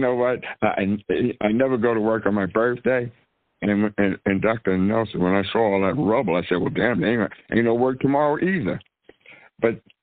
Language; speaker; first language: English; native; English